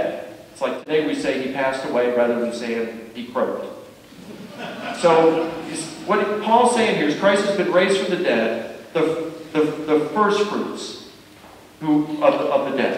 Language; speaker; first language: English; native; English